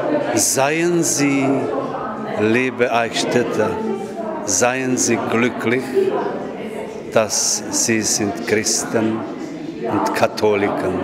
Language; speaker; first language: German; non-native, learner; Czech